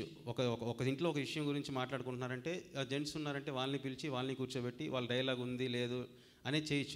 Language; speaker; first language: Telugu; native; Telugu